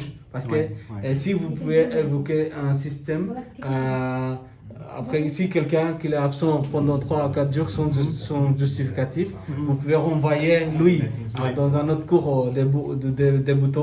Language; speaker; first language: French; non-native, learner; Bangla